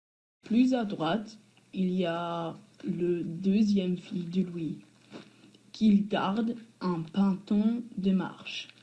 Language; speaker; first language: French; non-native, learner; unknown